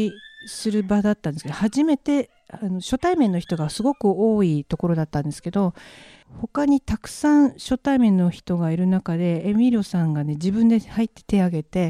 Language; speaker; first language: Japanese; native; Japanese